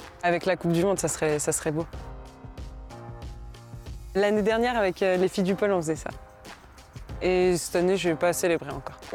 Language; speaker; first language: French; native; French